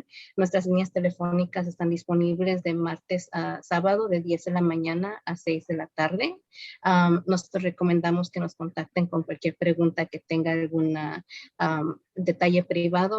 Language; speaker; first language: Spanish; early bilingual, heritage; Spanish